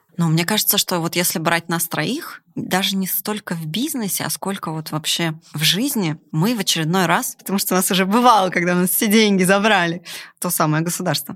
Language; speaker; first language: Russian; native; Russian